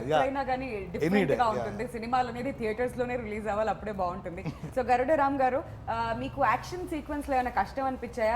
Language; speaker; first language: Telugu; native; Telugu